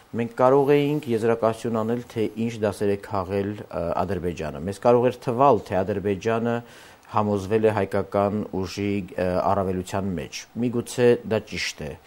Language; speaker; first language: Armenian; native; Armenian